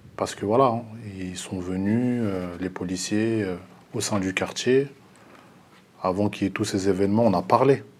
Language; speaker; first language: French; early bilingual, other home language; Lingala